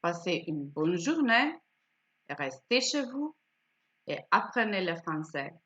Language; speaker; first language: French; non-native, fluent; Macedonian